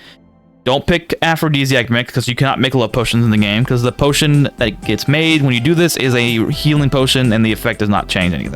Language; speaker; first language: English; native; English